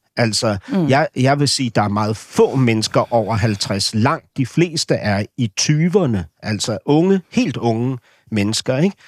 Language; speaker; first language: Danish; native; Danish